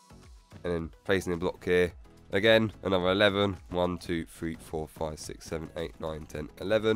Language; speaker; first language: English; native; English